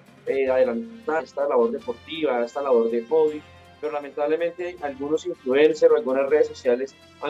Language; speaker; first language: Spanish; native; Spanish